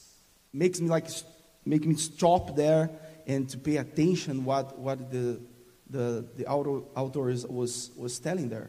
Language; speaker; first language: English; non-native, learner; Portuguese